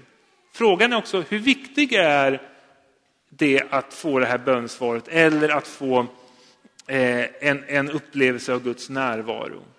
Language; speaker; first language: Swedish; native; Swedish